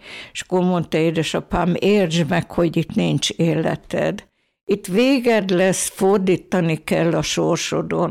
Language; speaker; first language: Hungarian; native; Hungarian